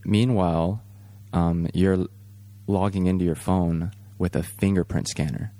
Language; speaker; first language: English; native; English